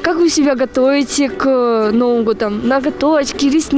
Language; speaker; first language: Russian; native; Russian